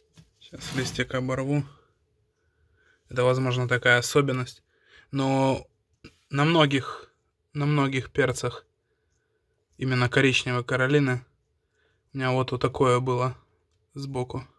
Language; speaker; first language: Russian; native; Russian